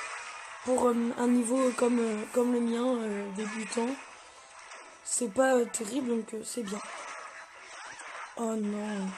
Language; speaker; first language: French; native; French